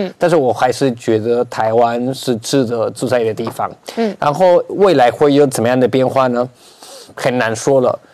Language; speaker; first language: Chinese; non-native, fluent; Spanish